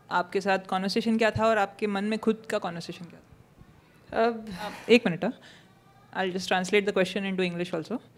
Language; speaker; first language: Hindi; native; Hindi